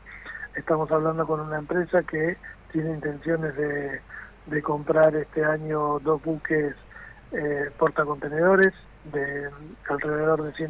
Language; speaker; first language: Spanish; native; Spanish